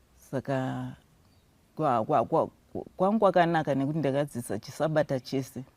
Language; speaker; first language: Shona; non-native, local second language; North Ndebele